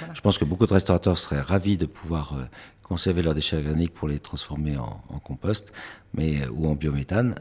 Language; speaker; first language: French; native; French